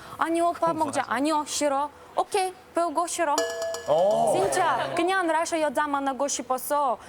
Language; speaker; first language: Korean; non-native, learner; Russian